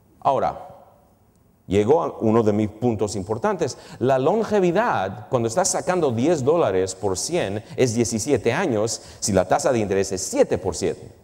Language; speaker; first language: Spanish; early bilingual, heritage; Spanish